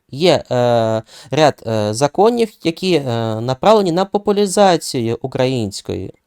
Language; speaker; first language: Ukrainian; non-native, local second language; Russian